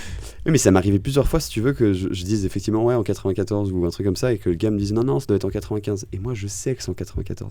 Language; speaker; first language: French; native; French